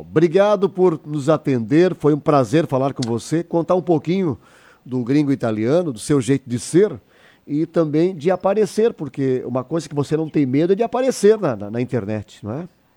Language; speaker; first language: Portuguese; native; Portuguese